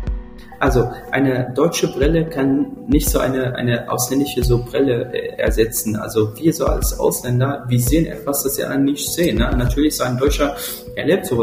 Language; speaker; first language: German; non-native, fluent; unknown